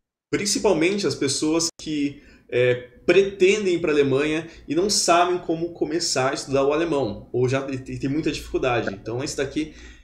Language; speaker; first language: Portuguese; native; Portuguese